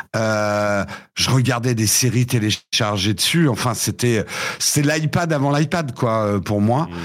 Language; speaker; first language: French; early bilingual, other home language; English